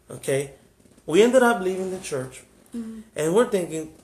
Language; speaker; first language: English; early bilingual, other home language; Spanish